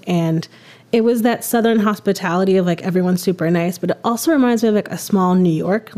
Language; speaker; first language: English; native; English